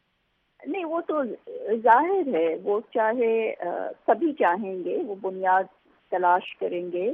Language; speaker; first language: Urdu; native; Urdu